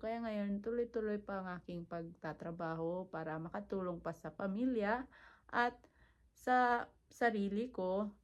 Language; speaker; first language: Filipino; non-native, local second language; Cebuano